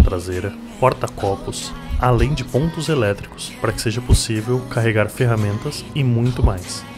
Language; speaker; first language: Portuguese; native; Portuguese